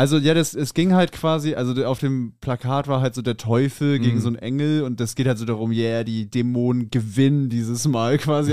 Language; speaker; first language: German; native; German